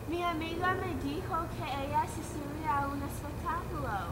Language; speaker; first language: Spanish; non-native, learner; English